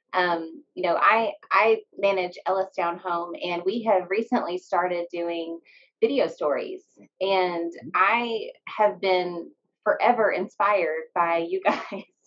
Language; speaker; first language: English; native; English